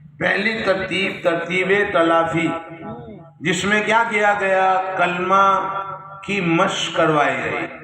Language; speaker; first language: Urdu; non-native, local second language; Gujarati